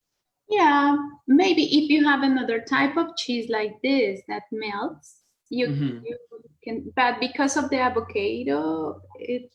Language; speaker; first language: English; non-native, learner; Spanish